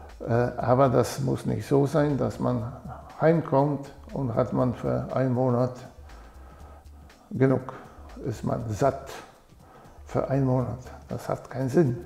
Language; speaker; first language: German; non-native, fluent; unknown